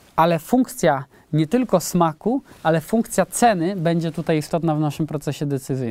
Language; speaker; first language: Polish; native; Polish